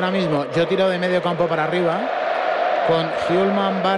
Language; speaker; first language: Spanish; native; Spanish